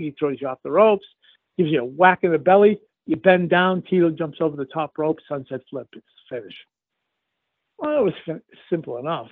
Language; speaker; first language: English; native; English